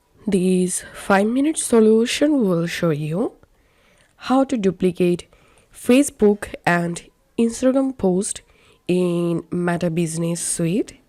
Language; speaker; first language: English; non-native, fluent; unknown